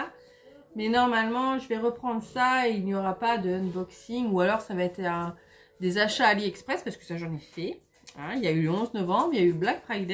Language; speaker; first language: French; native; French